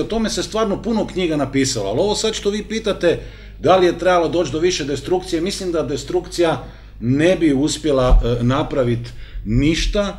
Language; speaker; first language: Croatian; native; Croatian